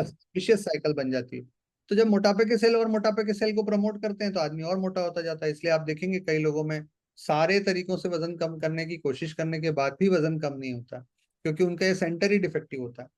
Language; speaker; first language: Hindi; native; Hindi